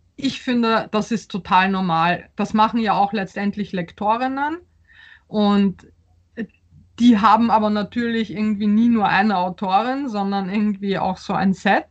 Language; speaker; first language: German; early bilingual, other home language; Polish